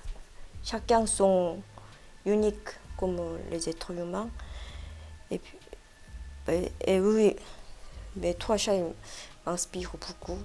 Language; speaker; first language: French; non-native, fluent; Korean